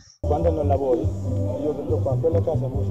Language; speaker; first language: Italian; non-native, learner; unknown